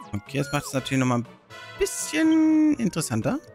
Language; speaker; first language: German; native; German